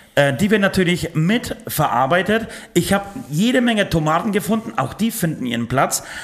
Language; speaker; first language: German; early bilingual, other home language; Polish